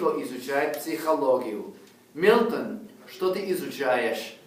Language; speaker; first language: Russian; non-native, fluent; English